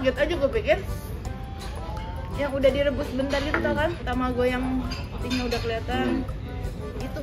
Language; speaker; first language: Indonesian; native; Indonesian